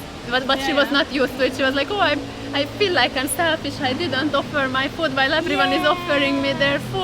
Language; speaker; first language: English; non-native, fluent; Hungarian